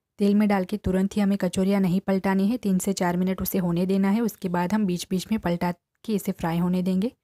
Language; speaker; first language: Hindi; non-native, local second language; Gujarati